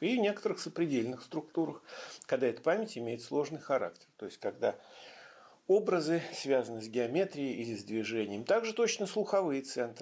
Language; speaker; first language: Russian; native; Russian